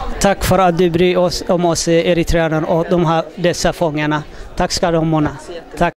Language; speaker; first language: Swedish; non-native, fluent; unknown